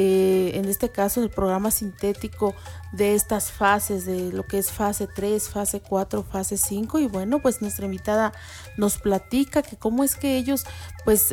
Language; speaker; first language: Spanish; native; Spanish